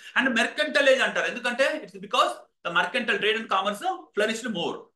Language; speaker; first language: English; non-native, local second language; Telugu